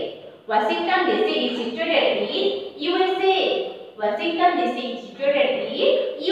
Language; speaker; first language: English; non-native, fluent; Hindi